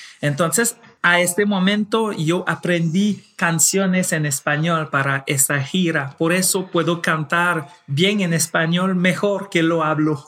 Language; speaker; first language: Spanish; non-native, fluent; French